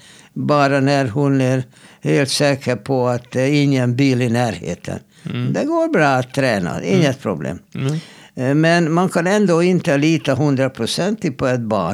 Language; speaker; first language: Swedish; non-native, fluent; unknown